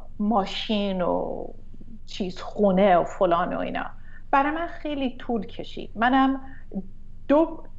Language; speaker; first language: Persian; early bilingual, heritage; Persian